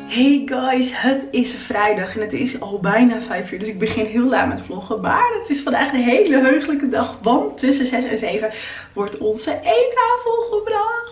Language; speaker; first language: Dutch; native; Dutch